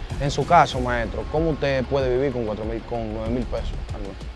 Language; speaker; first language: Spanish; native; Spanish